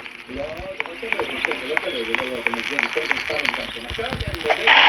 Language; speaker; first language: Hebrew; native; Hebrew